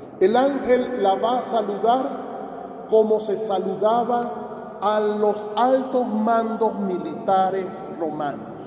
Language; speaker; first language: Spanish; native; Spanish